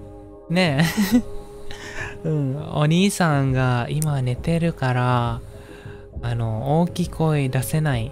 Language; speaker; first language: Japanese; non-native, learner; Indonesian